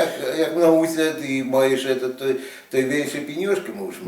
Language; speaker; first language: Polish; non-native, learner; Ukrainian